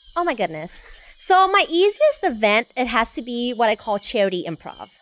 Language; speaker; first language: English; non-native, fluent; Spanish